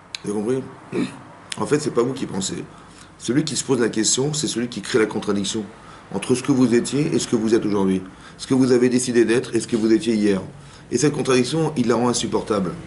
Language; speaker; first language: French; native; French